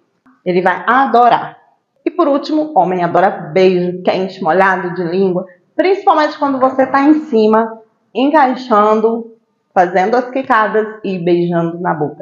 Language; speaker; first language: Portuguese; native; Portuguese